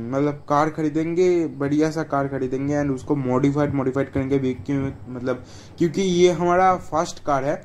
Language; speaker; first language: Hindi; non-native, local second language; Bangla